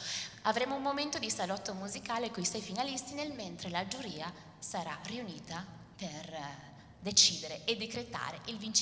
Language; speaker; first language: Italian; native; Italian